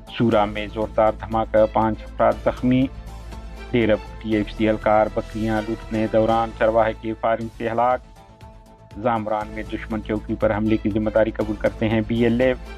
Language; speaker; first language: Urdu; non-native, local second language; Baluchi